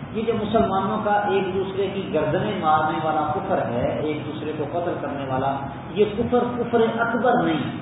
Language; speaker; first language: Urdu; non-native, local second language; Punjabi